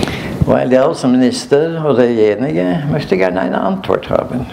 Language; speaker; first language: German; non-native, fluent; Norwegian